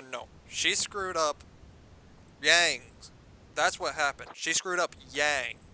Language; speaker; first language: English; native; English